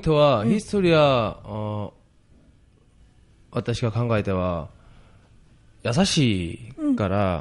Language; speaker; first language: Japanese; non-native, learner; Korean